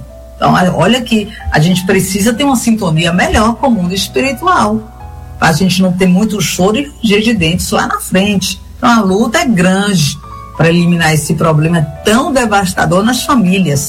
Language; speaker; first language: Portuguese; native; Portuguese